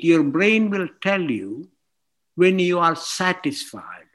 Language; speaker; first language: English; non-native, local second language; Malayalam